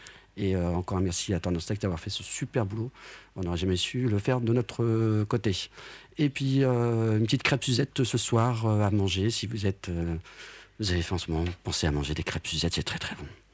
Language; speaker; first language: French; native; French